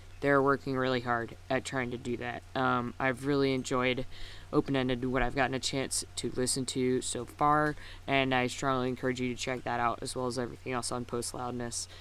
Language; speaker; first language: English; native; English